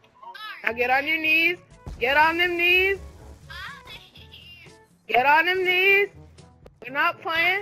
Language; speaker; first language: English; native; English